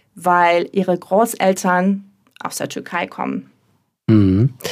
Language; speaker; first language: German; non-native, fluent; Turkish